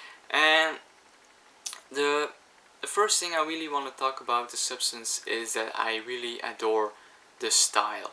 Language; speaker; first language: English; non-native, fluent; Dutch